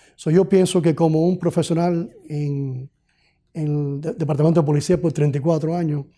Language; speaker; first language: Spanish; early bilingual, heritage; Spanish